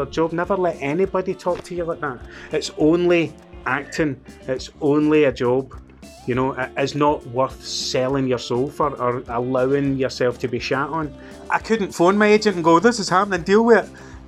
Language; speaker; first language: English; native; English